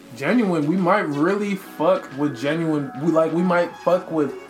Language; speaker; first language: English; native; English